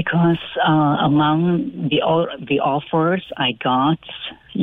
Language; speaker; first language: English; non-native, fluent; Chinese